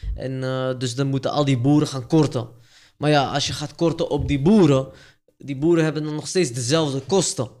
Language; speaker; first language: Dutch; early bilingual, other home language; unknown